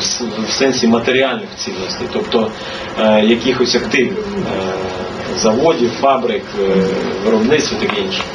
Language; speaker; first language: Ukrainian; native; Ukrainian